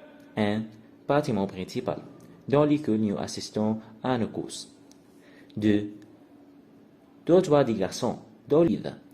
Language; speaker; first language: French; non-native, learner; Arabic